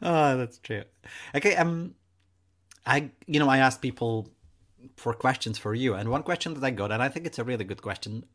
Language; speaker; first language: English; non-native, fluent; Czech